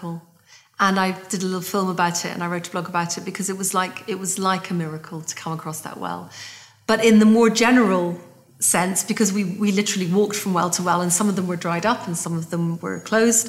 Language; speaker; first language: English; native; English